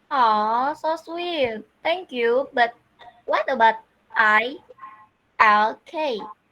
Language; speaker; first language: English; non-native, learner; Indonesian